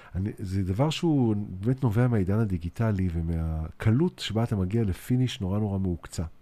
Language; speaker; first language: Hebrew; native; Hebrew